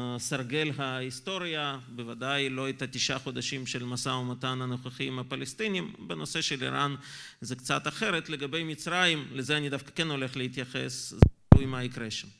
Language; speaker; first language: Hebrew; non-native, fluent; Russian